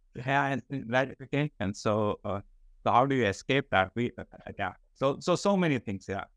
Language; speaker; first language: English; non-native, local second language; Kashmiri